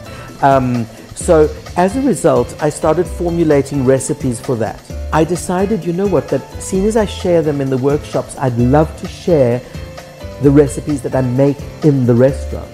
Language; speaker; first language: English; native; English